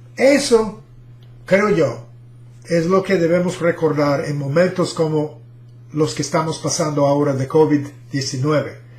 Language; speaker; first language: Spanish; non-native, fluent; English